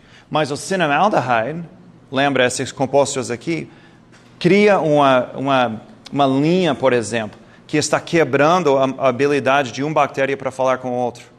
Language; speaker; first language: Portuguese; non-native, fluent; English